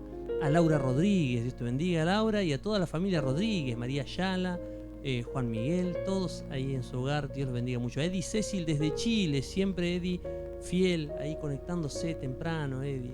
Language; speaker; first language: Spanish; native; Spanish